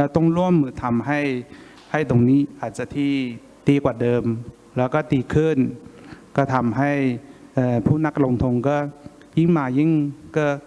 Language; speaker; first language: Thai; non-native, fluent; Chinese